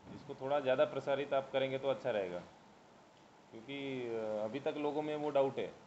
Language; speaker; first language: Hindi; non-native, local second language; Marathi